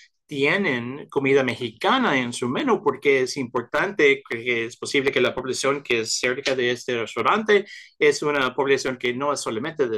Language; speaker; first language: Spanish; early bilingual, heritage; Spanish